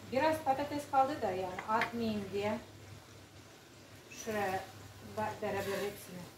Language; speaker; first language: Turkish; non-native, fluent; Russian